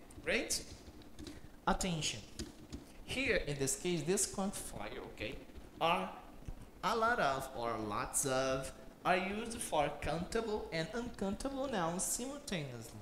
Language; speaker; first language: English; non-native, fluent; Portuguese